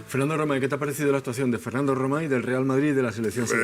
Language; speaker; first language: Spanish; native; Spanish